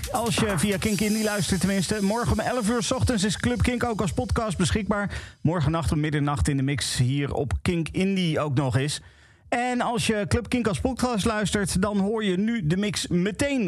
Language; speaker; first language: Dutch; native; Dutch